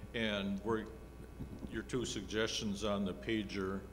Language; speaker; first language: English; native; English